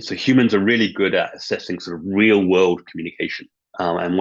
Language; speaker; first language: English; native; English